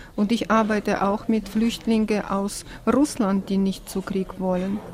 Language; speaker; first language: German; non-native, fluent; Russian